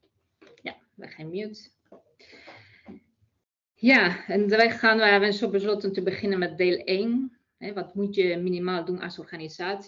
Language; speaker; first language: Dutch; non-native, fluent; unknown